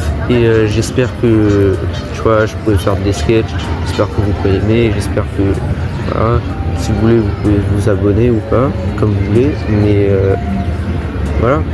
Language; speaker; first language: French; early bilingual, other home language; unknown